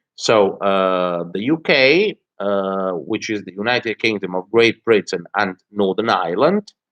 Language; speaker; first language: English; non-native, fluent; Italian